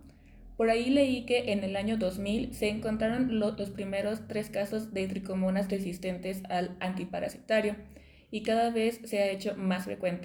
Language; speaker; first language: Spanish; native; Spanish